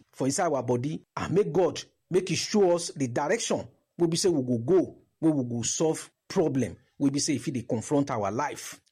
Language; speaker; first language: Nigerian Pidgin; non-native, local second language; Yoruba